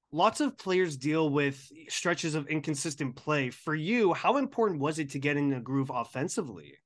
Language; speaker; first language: English; native; English